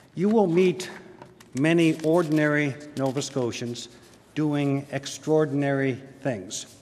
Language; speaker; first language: English; native; English